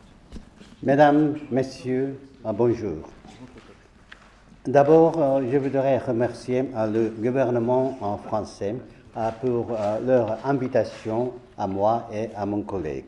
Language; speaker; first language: French; non-native, fluent; Japanese